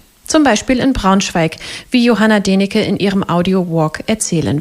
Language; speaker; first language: German; native; German